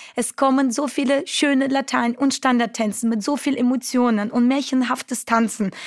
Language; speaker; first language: German; non-native, fluent; Romanian